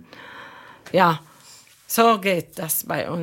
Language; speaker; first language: German; non-native, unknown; Arabic